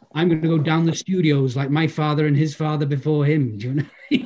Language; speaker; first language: English; native; English